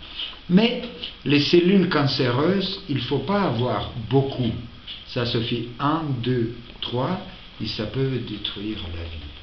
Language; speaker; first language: French; non-native, fluent; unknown